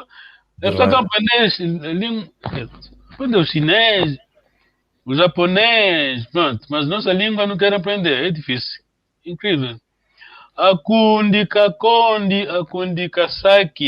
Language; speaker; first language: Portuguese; non-native, fluent; Kongo